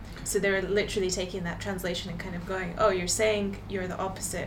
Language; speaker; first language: English; native; English